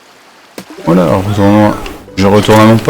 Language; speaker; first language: French; native; French